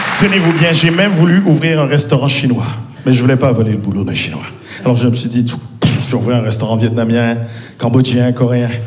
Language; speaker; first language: French; native; French